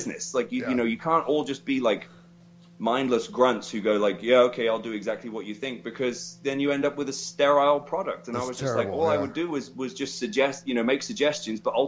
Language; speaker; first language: English; native; English